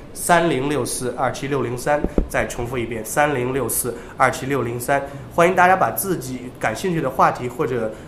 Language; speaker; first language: Chinese; native; Chinese